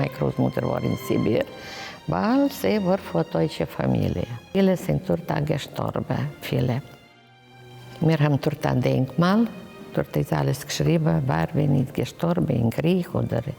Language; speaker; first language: German; early bilingual, heritage; German